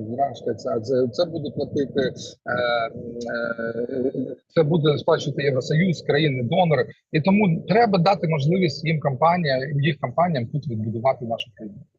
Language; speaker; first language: Ukrainian; non-native, local second language; Russian